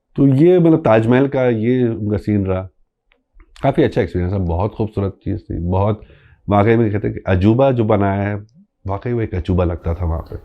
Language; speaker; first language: Urdu; non-native, local second language; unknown